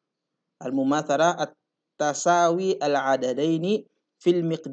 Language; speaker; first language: Arabic; non-native, fluent; Indonesian